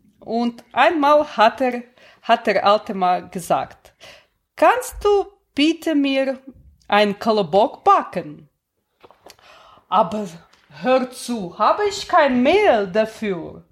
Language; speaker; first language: German; non-native, learner; Russian